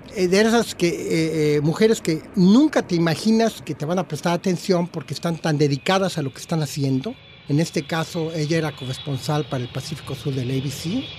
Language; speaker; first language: Spanish; native; Spanish